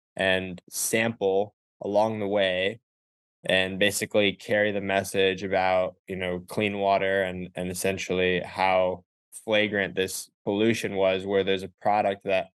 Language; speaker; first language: English; native; English